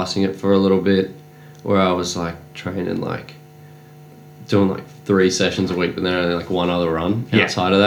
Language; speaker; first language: English; native; English